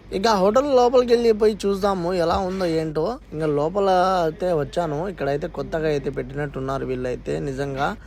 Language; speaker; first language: Telugu; non-native, local second language; Urdu